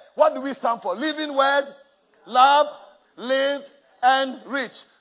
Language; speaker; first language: English; non-native, local second language; Akan